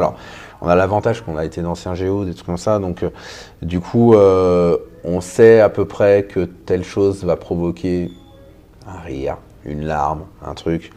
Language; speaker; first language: French; native; French